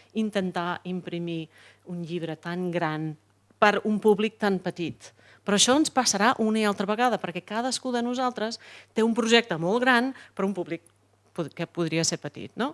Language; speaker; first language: Catalan; non-native, fluent; English